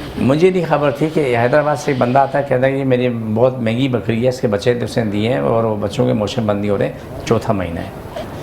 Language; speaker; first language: Urdu; non-native, local second language; Pashto